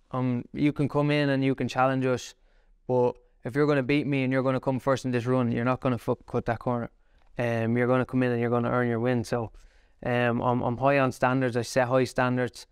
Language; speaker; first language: English; native; English